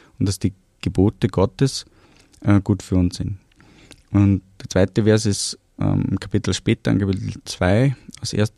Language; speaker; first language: German; early bilingual, other home language; Romanian